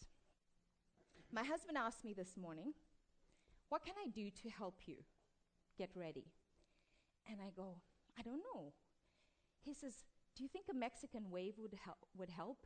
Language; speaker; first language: English; native; English